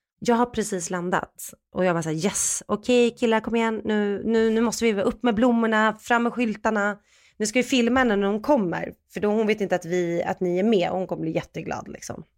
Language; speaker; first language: Swedish; native; Swedish